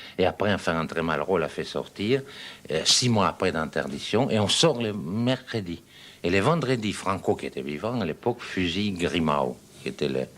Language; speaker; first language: French; non-native, fluent; Serbian